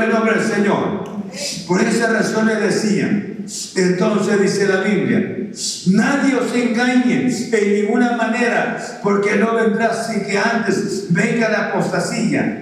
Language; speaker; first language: Spanish; native; Spanish